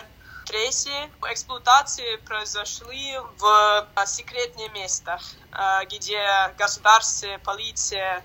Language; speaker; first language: Russian; non-native, learner; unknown